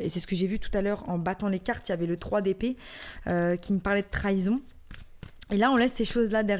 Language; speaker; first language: French; native; French